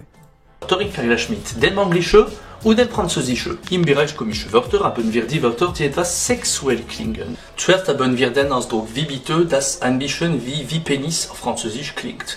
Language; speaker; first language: German; non-native, learner; French